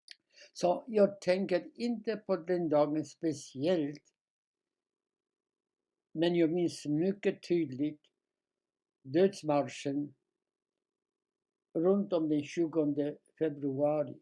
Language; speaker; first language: Swedish; non-native, fluent; Polish